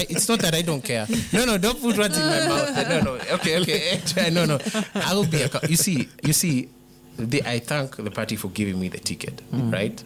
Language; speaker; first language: English; non-native, local second language; Kikuyu